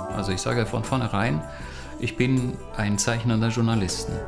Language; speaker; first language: German; non-native, fluent; Romanian